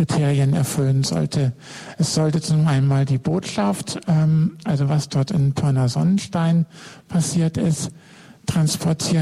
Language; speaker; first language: German; native; German